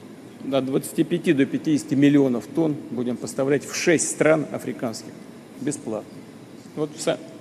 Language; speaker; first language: Russian; native; Russian